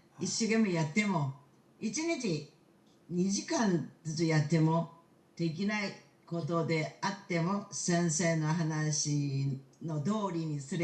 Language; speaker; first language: Japanese; non-native, learner; Korean